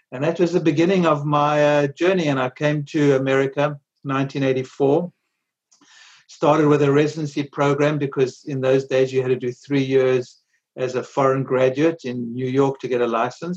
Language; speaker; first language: English; native; English